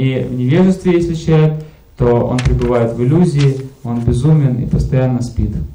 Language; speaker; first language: Russian; native; Russian